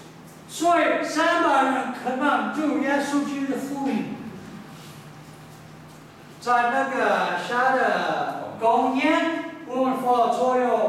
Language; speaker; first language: Chinese; non-native, learner; English